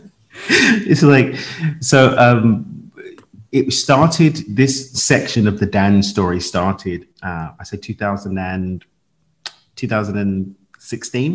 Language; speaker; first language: English; native; English